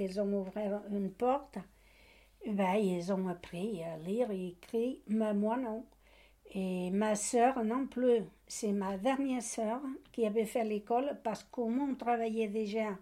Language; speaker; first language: French; non-native, learner; Portuguese